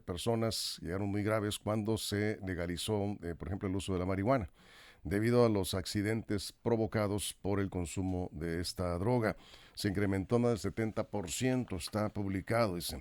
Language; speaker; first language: Spanish; native; Spanish